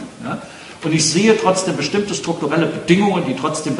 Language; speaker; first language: German; native; German